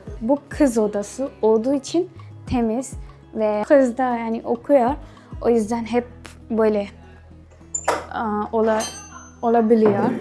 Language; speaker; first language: Turkish; non-native, fluent; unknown